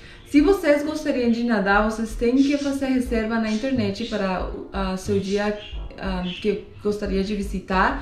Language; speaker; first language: Portuguese; non-native, fluent; Spanish